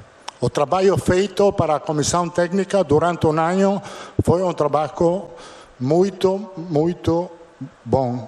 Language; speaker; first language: Portuguese; non-native, fluent; Italian